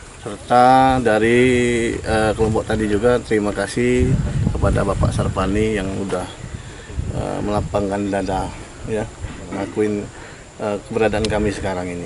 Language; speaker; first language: Indonesian; native; Indonesian